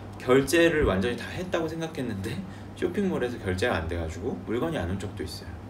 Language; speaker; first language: Korean; native; Korean